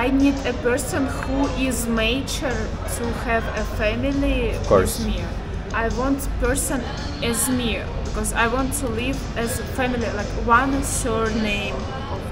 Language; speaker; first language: English; non-native, learner; Russian